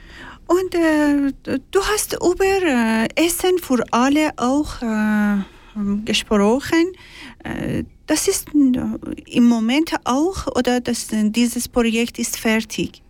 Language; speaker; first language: German; non-native, learner; Persian